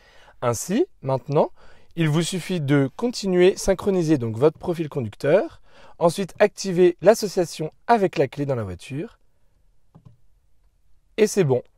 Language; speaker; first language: French; native; French